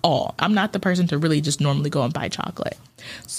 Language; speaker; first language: English; early bilingual, other home language; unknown